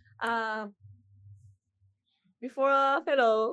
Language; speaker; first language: English; non-native, learner; Japanese